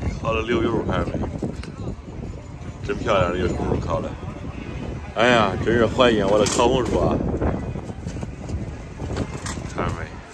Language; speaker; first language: Chinese; native; Chinese